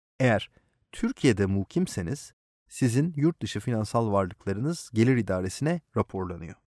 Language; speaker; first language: Turkish; native; Turkish